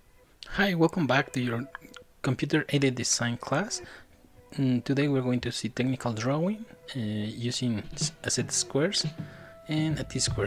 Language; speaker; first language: English; non-native, fluent; Spanish